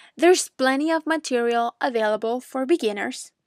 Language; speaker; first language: English; non-native, fluent; Spanish